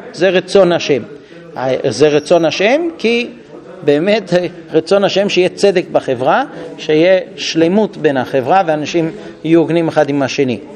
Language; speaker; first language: Hebrew; non-native, fluent; English